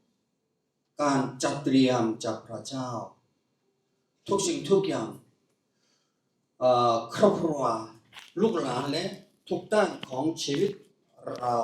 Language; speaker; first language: Thai; native; Thai